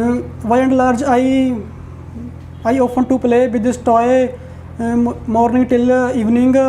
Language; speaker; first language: English; non-native, learner; Punjabi